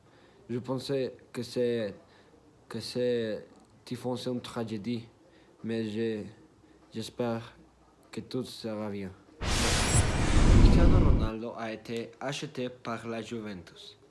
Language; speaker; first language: French; non-native, learner; Spanish